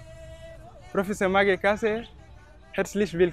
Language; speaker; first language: German; non-native, fluent; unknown